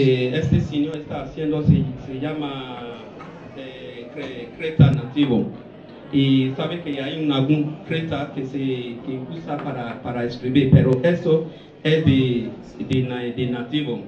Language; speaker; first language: Spanish; non-native, learner; Bini